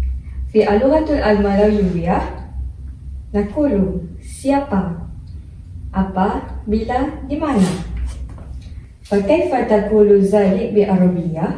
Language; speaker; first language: Arabic; non-native, learner; Malay